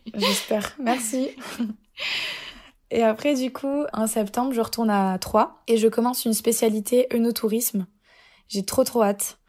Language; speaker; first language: French; native; French